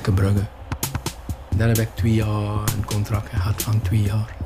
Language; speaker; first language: Dutch; non-native, learner; Morisyen